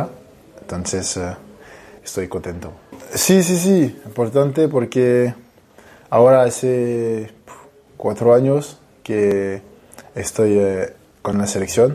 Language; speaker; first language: Spanish; non-native, fluent; French